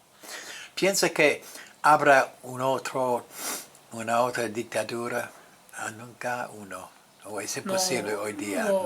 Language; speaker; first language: Spanish; non-native, fluent; English